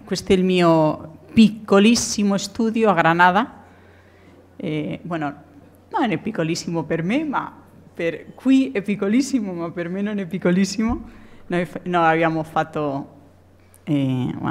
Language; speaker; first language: Italian; non-native, learner; Spanish